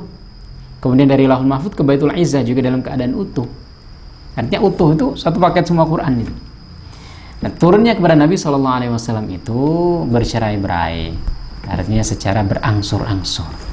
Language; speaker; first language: Indonesian; native; Indonesian